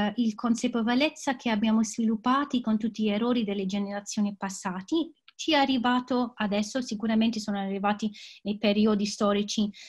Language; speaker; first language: Italian; non-native, fluent; English